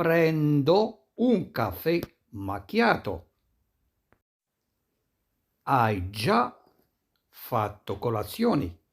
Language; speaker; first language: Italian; non-native, fluent; Arabic